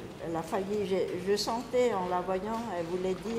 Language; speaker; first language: French; non-native, local second language; Khmer